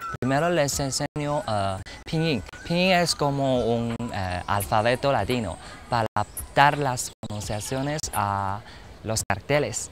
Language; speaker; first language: Spanish; non-native, fluent; Chinese